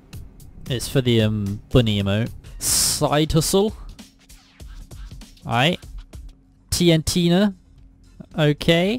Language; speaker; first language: English; native; English